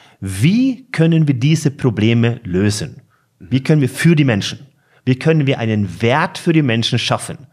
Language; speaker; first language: German; non-native, fluent; Norwegian